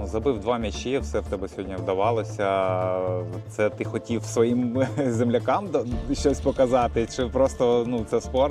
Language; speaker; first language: Ukrainian; native; Ukrainian